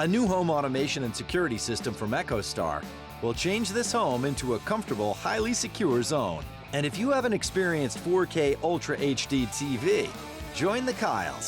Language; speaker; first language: English; native; English